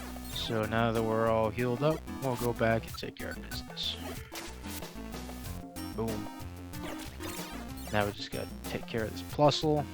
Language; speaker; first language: English; native; English